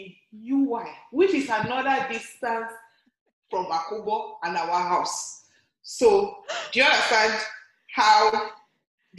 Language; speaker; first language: English; non-native, local second language; Yoruba